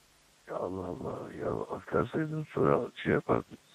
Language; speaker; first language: Turkish; native; Turkish